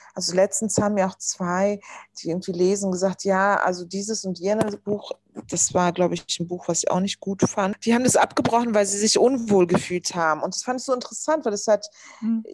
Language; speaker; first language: German; early bilingual, other home language; Turkish